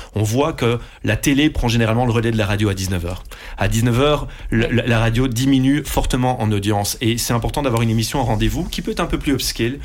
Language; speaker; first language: French; non-native, local second language; Dutch